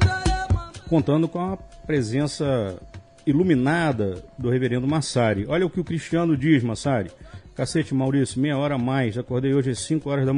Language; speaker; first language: Portuguese; native; Portuguese